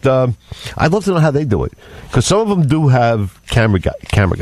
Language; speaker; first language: English; native; English